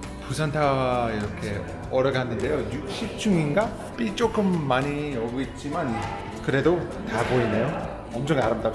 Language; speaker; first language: Korean; non-native, fluent; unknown